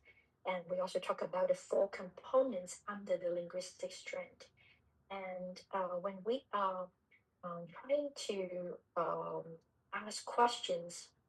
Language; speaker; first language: English; non-native, fluent; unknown